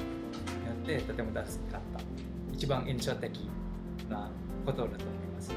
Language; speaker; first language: Japanese; non-native, fluent; Indonesian